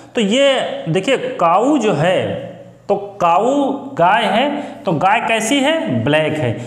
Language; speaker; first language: Hindi; native; Hindi